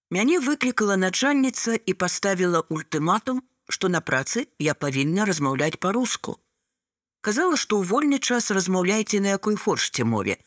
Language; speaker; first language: Belarusian; non-native, local second language; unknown